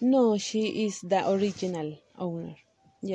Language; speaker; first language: English; non-native, local second language; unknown